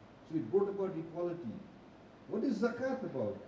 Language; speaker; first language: English; non-native, local second language; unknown